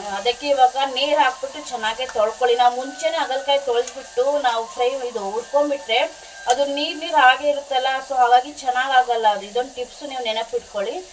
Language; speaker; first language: Kannada; non-native, local second language; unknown